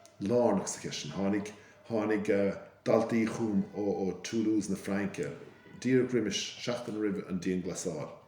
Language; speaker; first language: Irish; native; Irish